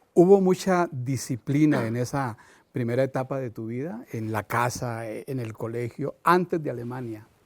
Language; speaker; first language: Spanish; native; Spanish